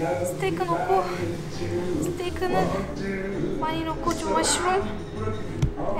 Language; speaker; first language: Korean; non-native, fluent; Turkish